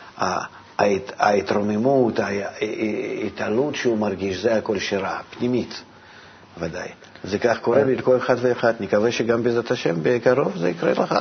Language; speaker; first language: Hebrew; non-native, fluent; Russian